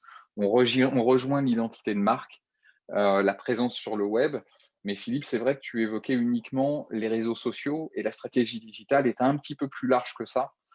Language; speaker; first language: French; native; French